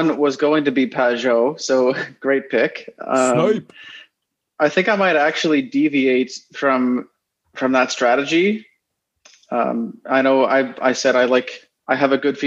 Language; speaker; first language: English; native; English